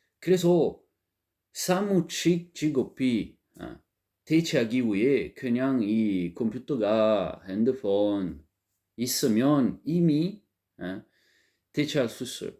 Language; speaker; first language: Korean; non-native, learner; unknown